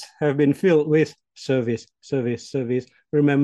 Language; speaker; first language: English; non-native, local second language; Malay